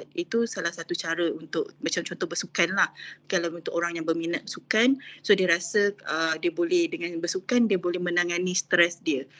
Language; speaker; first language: Malay; native; Malay